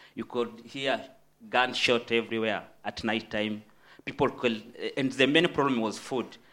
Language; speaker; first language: English; non-native, fluent; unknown